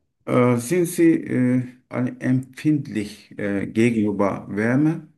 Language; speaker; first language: German; non-native, learner; Turkish